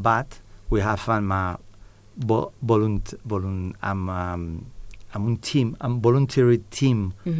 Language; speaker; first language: English; non-native, learner; Catalan